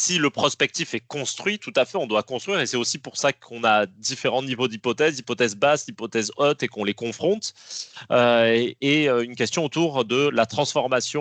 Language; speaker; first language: French; native; French